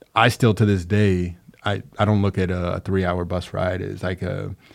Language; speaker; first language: English; native; English